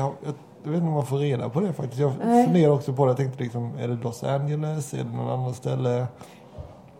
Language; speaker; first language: Swedish; native; Swedish